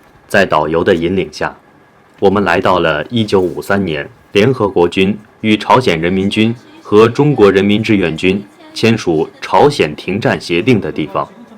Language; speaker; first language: Chinese; native; Chinese